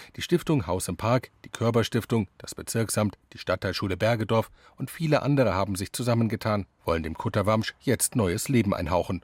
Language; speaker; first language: German; native; German